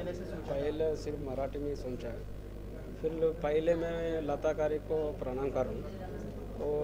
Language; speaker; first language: Hindi; non-native, local second language; Marathi